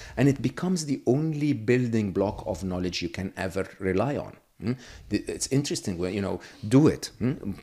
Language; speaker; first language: English; non-native, fluent; Arabic